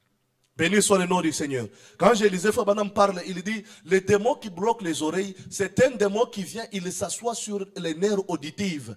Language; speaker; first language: French; non-native, local second language; Swahili